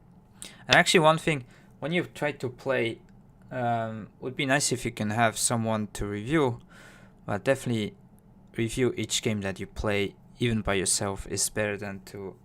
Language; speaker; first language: English; non-native, fluent; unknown